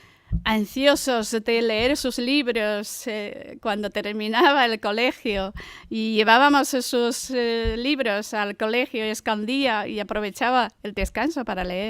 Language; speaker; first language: Spanish; non-native, fluent; Chinese